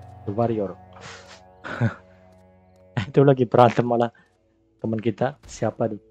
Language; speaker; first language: Indonesian; native; Indonesian